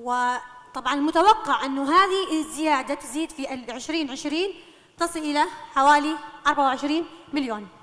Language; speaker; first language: Arabic; native; Arabic